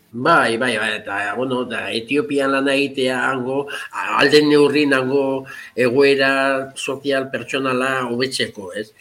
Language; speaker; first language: Basque; native; Basque